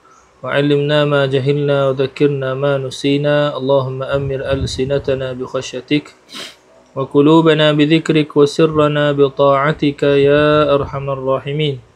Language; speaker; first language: Arabic; non-native, fluent; Malay